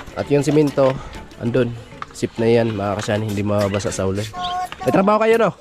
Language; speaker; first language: Filipino; non-native, local second language; Cebuano